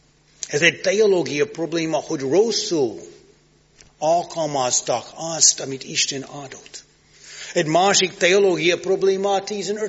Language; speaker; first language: Hungarian; non-native, learner; English